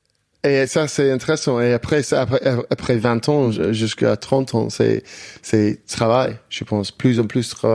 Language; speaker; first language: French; non-native, learner; English